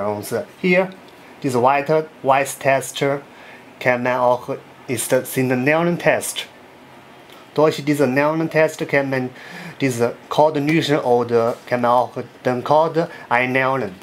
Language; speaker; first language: German; non-native, learner; Chinese